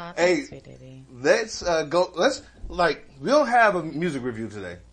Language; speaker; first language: English; native; English